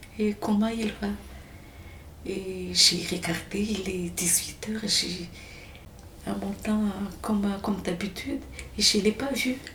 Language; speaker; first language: French; non-native, local second language; Malagasy